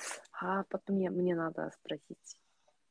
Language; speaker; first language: Russian; non-native, learner; Korean